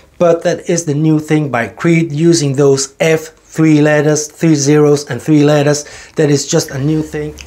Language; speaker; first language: English; non-native, fluent; Swedish